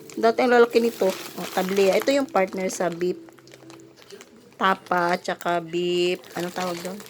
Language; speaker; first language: Filipino; non-native, local second language; Cebuano